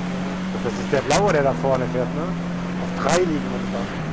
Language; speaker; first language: German; native; German